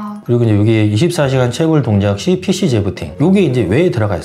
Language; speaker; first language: Korean; native; Korean